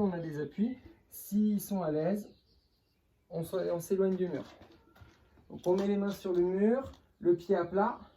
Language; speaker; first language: French; native; French